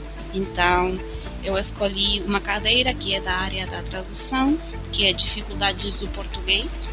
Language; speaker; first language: Portuguese; non-native, fluent; Spanish